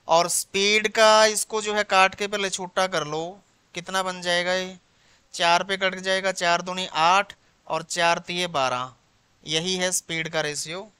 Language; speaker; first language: Hindi; non-native, local second language; Punjabi